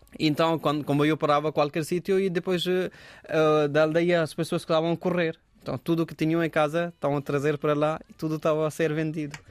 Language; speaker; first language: Portuguese; non-native, fluent; Hindi